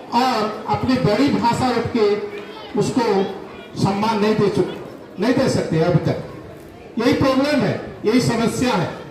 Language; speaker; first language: Hindi; non-native, local second language; Odia